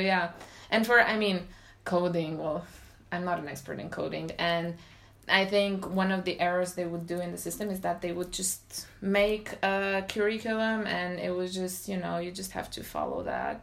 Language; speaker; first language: English; non-native, fluent; Romanian